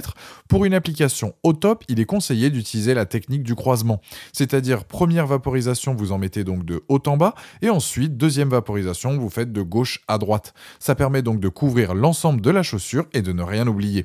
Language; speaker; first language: French; native; French